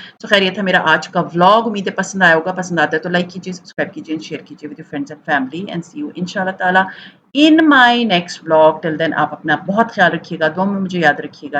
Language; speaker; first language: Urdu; non-native, local second language; Pashto